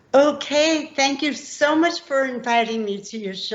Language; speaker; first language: English; native; English